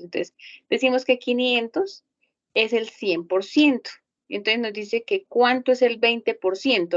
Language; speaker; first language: Spanish; native; Spanish